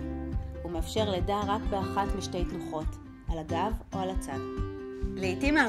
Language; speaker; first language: Hebrew; native; Hebrew